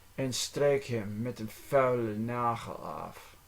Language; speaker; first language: Dutch; non-native, learner; English